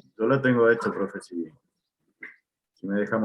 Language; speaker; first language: Spanish; native; Spanish